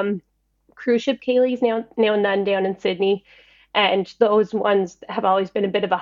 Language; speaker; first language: English; native; English